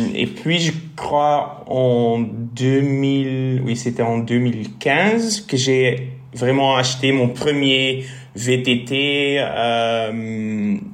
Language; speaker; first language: French; non-native, fluent; Dutch